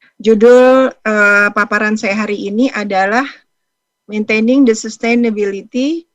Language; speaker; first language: Indonesian; native; Indonesian